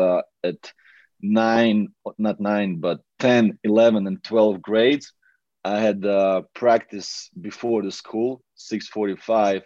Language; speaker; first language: English; non-native, fluent; Latvian